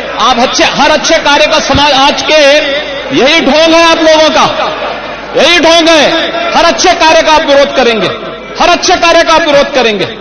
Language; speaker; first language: Hindi; native; Hindi